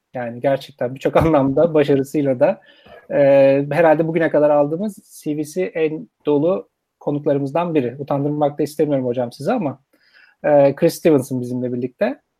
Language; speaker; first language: Turkish; native; Turkish